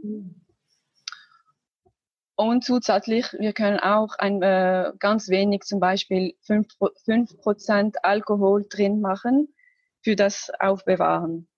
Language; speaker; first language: German; non-native, learner; Arabic